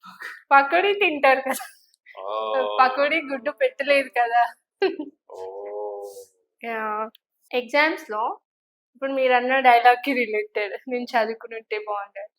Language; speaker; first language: Telugu; native; Telugu